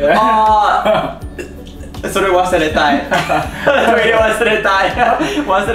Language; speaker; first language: Japanese; non-native, learner; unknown